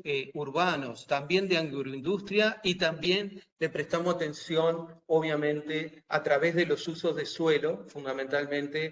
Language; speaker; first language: Spanish; native; Spanish